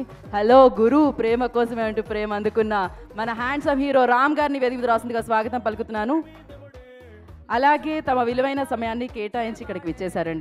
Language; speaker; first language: Telugu; native; Telugu